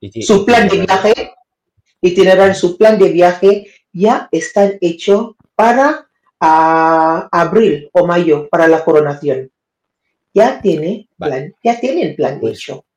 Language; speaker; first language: Spanish; non-native, learner; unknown